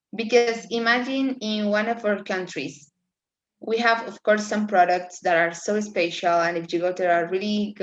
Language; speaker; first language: English; non-native, fluent; Spanish